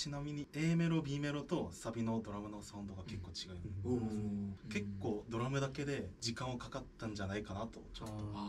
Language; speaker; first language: Japanese; non-native, fluent; Korean